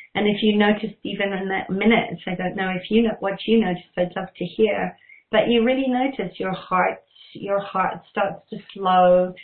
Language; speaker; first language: English; native; English